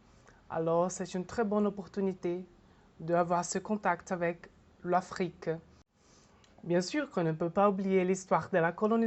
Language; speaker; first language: French; non-native, fluent; Portuguese